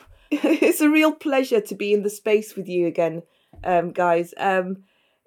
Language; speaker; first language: English; native; English